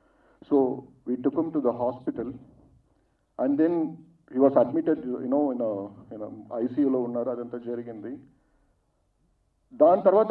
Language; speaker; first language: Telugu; non-native, fluent; Tamil